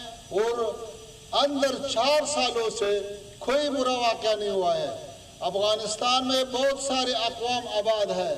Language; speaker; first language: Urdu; non-native, fluent; Pashto